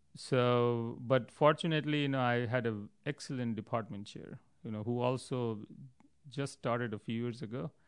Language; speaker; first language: English; non-native, local second language; Hindi